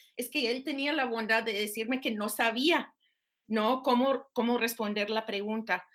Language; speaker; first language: Spanish; non-native, fluent; English